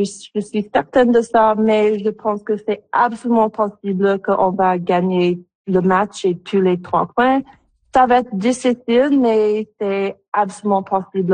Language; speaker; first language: French; non-native, local second language; English